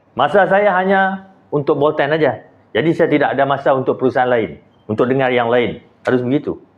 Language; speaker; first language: Malay; native; Malay